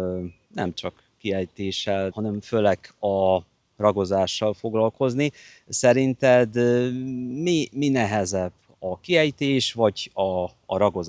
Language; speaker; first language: Hungarian; non-native, fluent; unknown